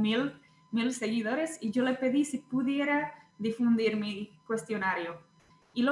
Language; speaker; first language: Spanish; non-native, fluent; Czech